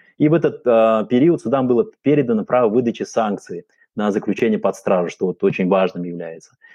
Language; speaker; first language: Russian; non-native, local second language; Uzbek